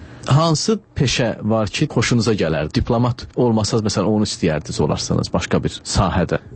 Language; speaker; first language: Azerbaijani; native; Azerbaijani